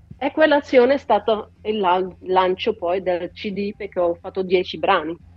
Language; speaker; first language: Italian; non-native, fluent; Dutch